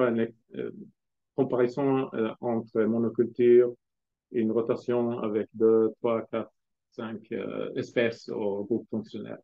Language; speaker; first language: French; non-native, fluent; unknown